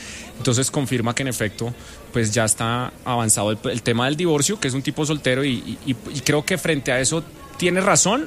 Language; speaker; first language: Spanish; native; Spanish